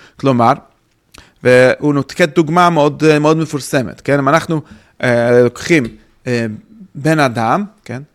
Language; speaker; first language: Hebrew; non-native, fluent; English